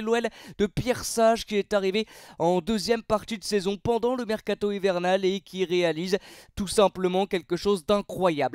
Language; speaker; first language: French; native; French